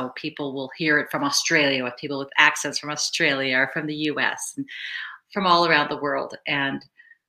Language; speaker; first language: English; native; English